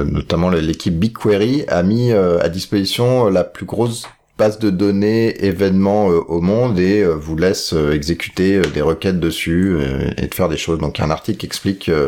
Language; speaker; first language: French; native; French